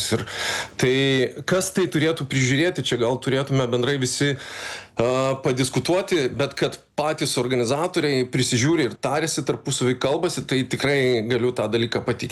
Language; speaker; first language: Lithuanian; native; Lithuanian